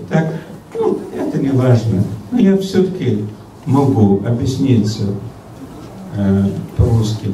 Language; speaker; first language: Russian; early bilingual, heritage; Russian